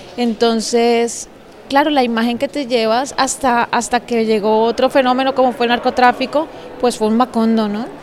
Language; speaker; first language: Spanish; native; Spanish